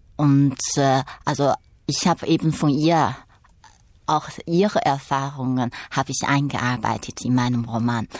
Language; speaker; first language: German; non-native, fluent; Chinese